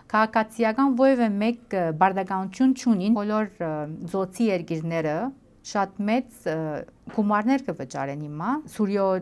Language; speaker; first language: Armenian; native; Armenian